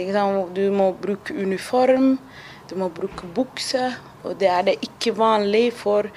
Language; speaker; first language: Norwegian; non-native, fluent; Somali